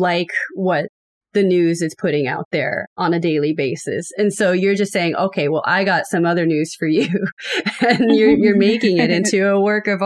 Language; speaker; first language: English; native; English